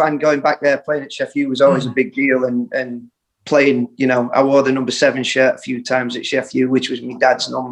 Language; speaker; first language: English; native; English